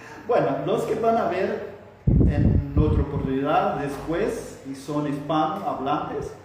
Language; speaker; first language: Spanish; non-native, fluent; Portuguese